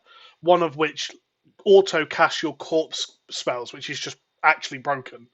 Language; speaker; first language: English; native; English